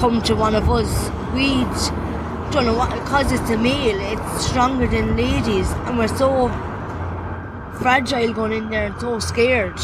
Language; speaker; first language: English; native; English